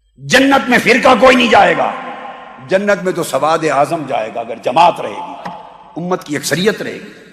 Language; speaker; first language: Urdu; non-native, local second language; Punjabi